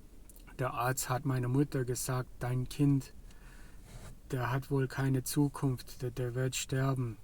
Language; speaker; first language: German; non-native, fluent; English